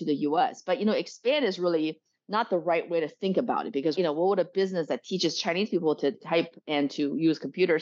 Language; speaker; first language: English; early bilingual, other home language; Chinese